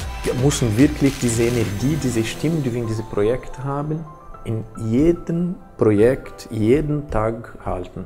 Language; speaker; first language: German; non-native, fluent; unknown